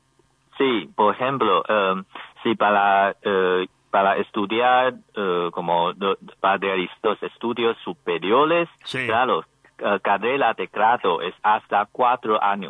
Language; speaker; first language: Spanish; non-native, learner; Chinese